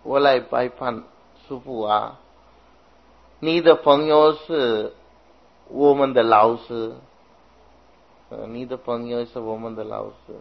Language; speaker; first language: Chinese; non-native, fluent; Sinhala